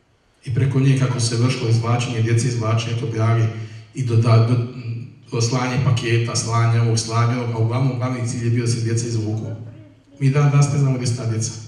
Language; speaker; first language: Bosnian; native; Bosnian